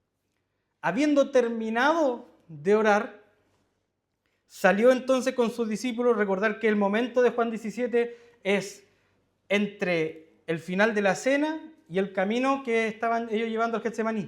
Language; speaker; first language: Spanish; native; Spanish